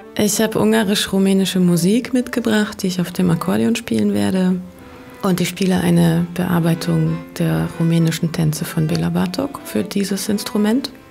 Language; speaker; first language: German; early bilingual, other home language; Hungarian